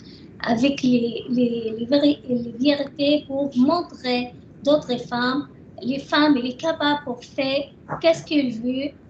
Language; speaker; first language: French; non-native, learner; Arabic